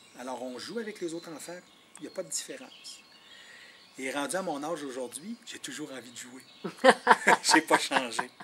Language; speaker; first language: French; non-native, local second language; Innu-aimun